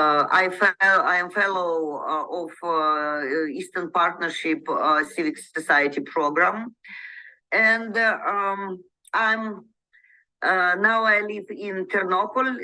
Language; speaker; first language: English; non-native, learner; Ukrainian